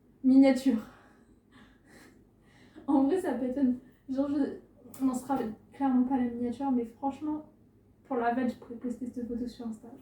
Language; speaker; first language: French; native; French